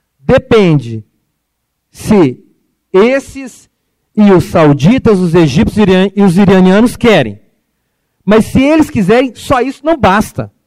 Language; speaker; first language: Portuguese; early bilingual, other home language; Arabic